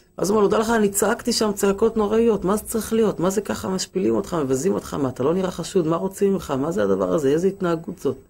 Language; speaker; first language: Hebrew; native; Hebrew